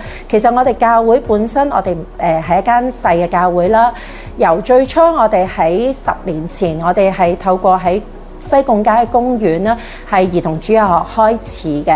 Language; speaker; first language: Cantonese; native; Cantonese